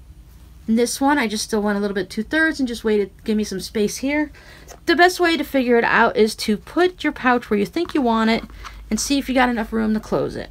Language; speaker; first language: English; native; English